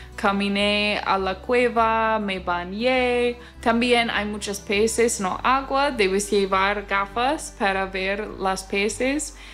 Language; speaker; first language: Spanish; non-native, fluent; English